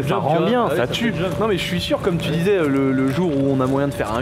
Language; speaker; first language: French; native; French